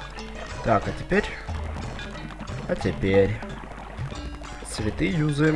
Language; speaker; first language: Russian; native; Russian